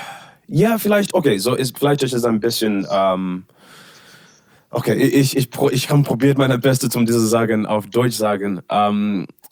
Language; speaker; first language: German; non-native, learner; English